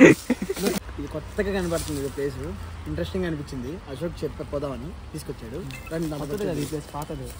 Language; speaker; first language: Telugu; native; Telugu